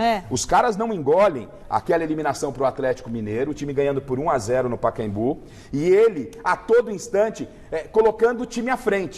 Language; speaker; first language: Portuguese; native; Portuguese